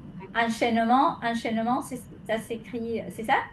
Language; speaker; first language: French; non-native, fluent; Spanish